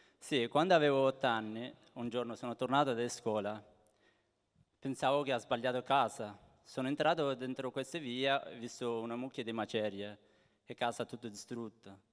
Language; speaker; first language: Italian; non-native, fluent; Persian